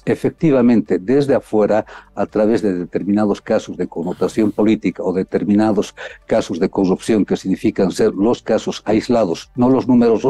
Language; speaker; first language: Spanish; native; Spanish